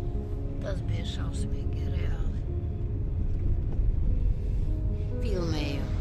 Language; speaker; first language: Latvian; non-native, local second language; Russian